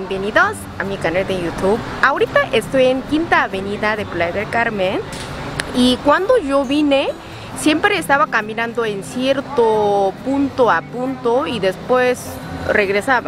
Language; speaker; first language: Spanish; non-native, learner; Korean